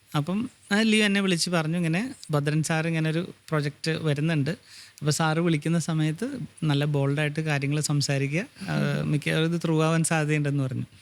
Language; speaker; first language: Malayalam; native; Malayalam